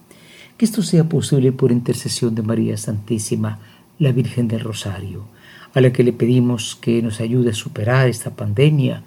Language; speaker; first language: Spanish; native; Spanish